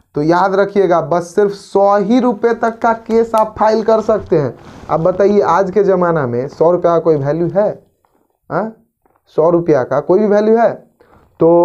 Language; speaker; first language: Hindi; native; Hindi